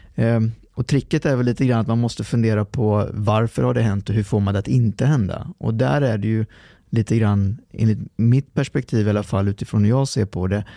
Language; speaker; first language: Swedish; native; Swedish